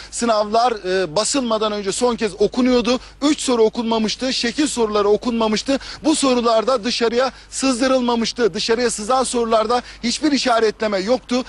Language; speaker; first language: Turkish; native; Turkish